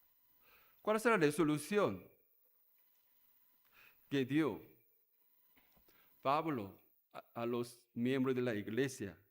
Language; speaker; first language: Spanish; non-native, learner; Korean